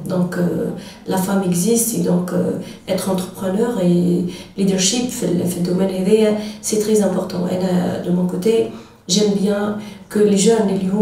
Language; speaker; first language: French; non-native, local second language; Arabic